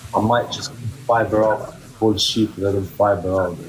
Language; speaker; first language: English; early bilingual, other home language; Albanian